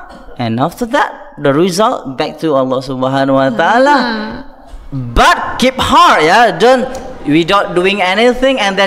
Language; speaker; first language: English; non-native, fluent; Indonesian